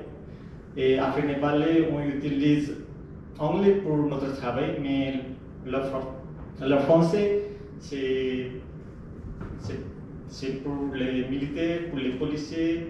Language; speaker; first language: French; non-native, fluent; Nepali